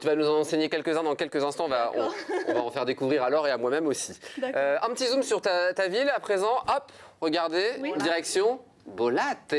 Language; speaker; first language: French; native; French